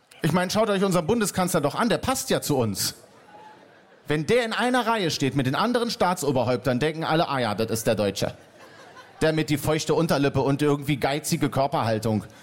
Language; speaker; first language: German; native; German